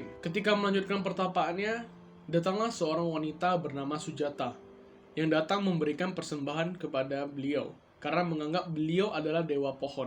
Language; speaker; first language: Indonesian; native; Indonesian